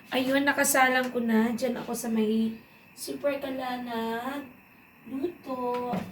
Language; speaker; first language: Filipino; non-native, local second language; Bikol